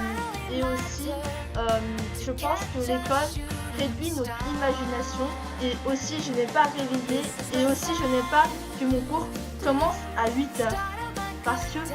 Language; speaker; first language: French; early bilingual, other home language; Korean